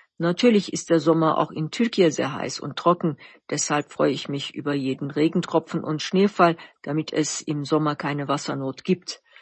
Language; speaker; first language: German; non-native, fluent; Turkish